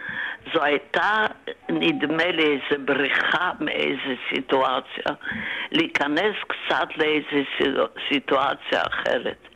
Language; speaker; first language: Hebrew; non-native, fluent; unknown